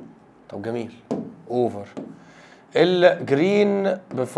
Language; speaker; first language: Arabic; native; Arabic